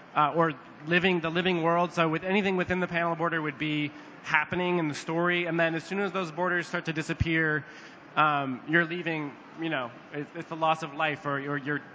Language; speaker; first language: English; native; English